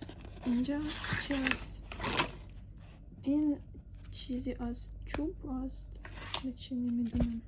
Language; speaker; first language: Persian; non-native, learner; Ukrainian